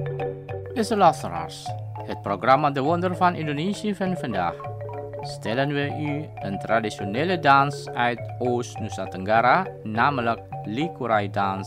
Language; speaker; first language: Dutch; non-native, fluent; Indonesian